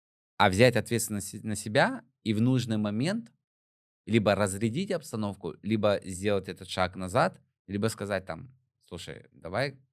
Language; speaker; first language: Russian; native; Russian